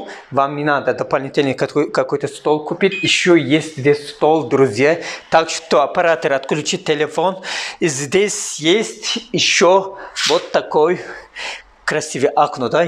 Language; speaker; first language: Russian; non-native, learner; Turkish